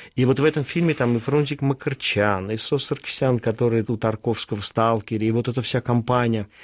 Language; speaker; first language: Russian; early bilingual, other home language; Armenian